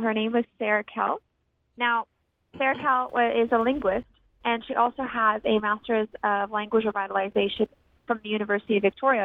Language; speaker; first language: English; native; English